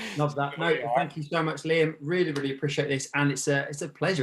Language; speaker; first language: English; native; English